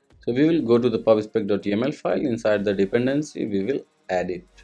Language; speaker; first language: English; non-native, local second language; Hindi